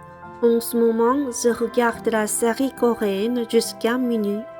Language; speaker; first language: French; non-native, learner; Korean